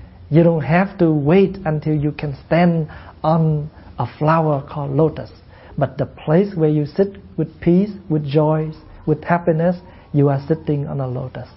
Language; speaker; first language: English; non-native, fluent; Vietnamese